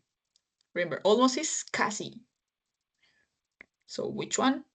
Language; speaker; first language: English; non-native, fluent; Spanish